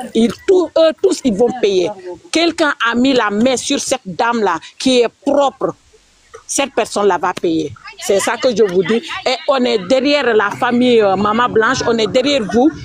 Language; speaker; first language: French; non-native, local second language; Wolof